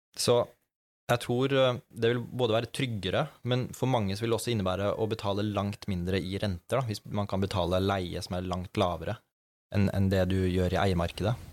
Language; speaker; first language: Norwegian; native; Norwegian